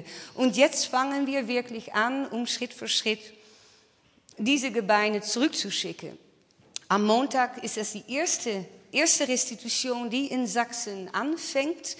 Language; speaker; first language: German; non-native, fluent; Dutch